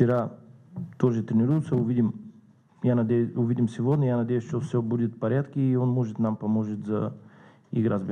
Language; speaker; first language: Russian; non-native, learner; Bulgarian